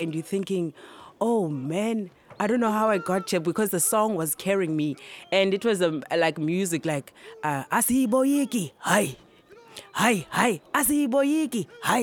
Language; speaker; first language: English; non-native, local second language; Xhosa